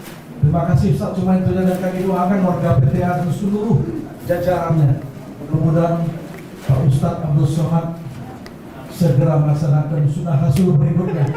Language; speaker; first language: Indonesian; native; Indonesian